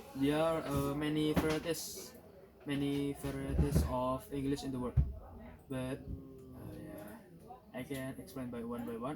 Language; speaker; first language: English; non-native, learner; Indonesian